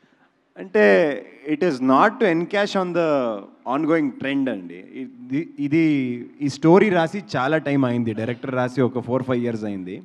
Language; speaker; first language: Telugu; non-native, local second language; Kannada